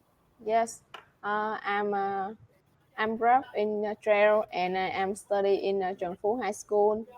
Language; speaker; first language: English; non-native, learner; Vietnamese